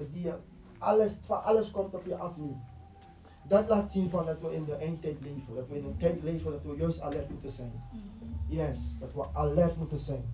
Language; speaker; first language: Dutch; non-native, fluent; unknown